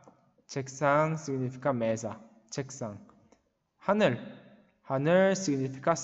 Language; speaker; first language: Portuguese; non-native, learner; Korean